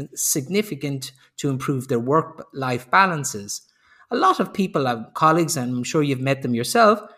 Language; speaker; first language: English; native; English